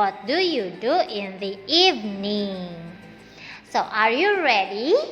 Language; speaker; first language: English; non-native, fluent; Indonesian